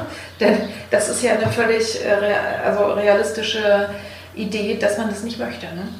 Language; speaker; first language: German; native; German